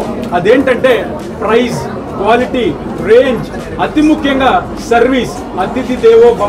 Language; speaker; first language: Telugu; native; Telugu